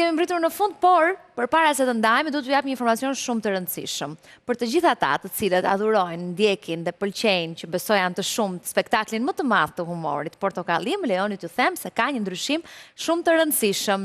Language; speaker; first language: Albanian; native; Albanian